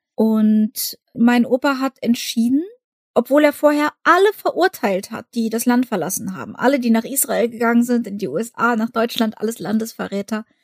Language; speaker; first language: German; early bilingual, other home language; Russian